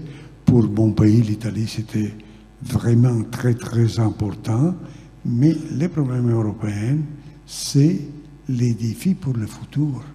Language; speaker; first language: French; non-native, fluent; Italian